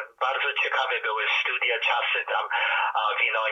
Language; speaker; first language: Polish; early bilingual, heritage; Polish